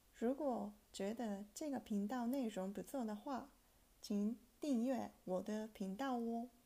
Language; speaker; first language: Chinese; non-native, learner; Japanese